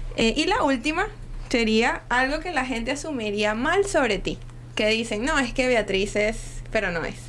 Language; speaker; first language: Spanish; native; Spanish